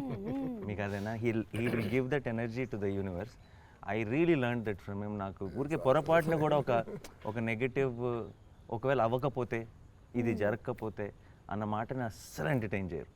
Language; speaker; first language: Telugu; native; Telugu